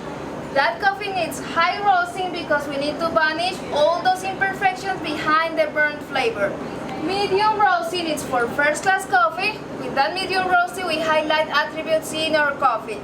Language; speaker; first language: English; non-native, fluent; Spanish